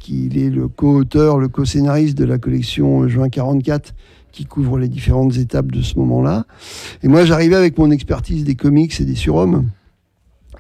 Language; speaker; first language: French; native; French